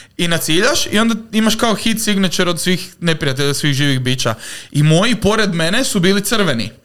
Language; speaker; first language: Croatian; native; Croatian